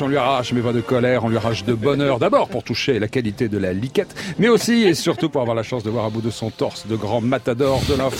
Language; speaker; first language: French; native; French